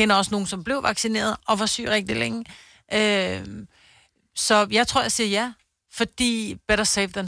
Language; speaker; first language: Danish; native; Danish